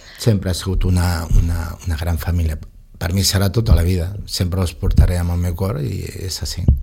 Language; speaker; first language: Catalan; non-native, local second language; Spanish